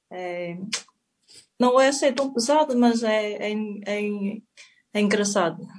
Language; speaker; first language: Portuguese; non-native, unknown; Chinese